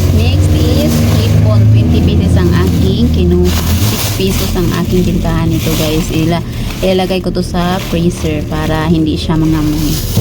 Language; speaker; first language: Filipino; non-native, local second language; Cebuano